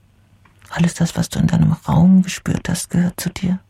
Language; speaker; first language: German; native; German